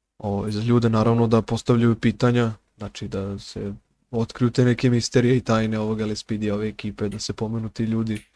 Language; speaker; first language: Serbian; native; Serbian